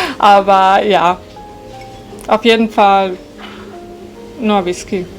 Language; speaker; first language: German; non-native, fluent; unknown